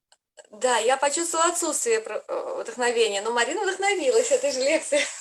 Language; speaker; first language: Russian; native; Russian